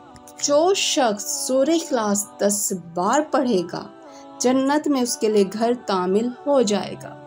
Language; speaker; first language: Urdu; native; Urdu